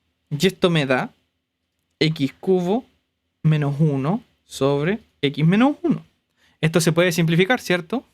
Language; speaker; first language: Spanish; native; Spanish